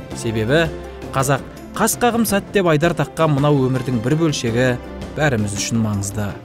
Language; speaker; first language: Kazakh; native; Kazakh